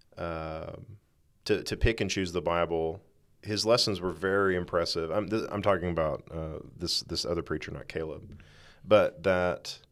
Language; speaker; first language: English; native; English